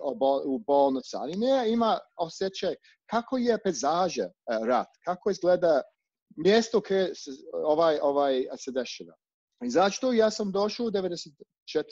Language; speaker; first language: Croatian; non-native, learner; English